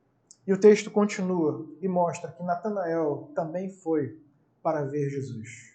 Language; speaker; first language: Portuguese; native; Portuguese